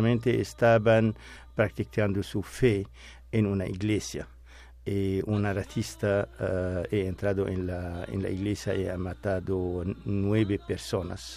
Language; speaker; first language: Spanish; non-native, fluent; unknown